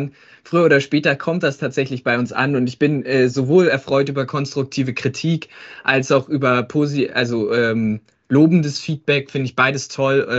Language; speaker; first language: German; native; German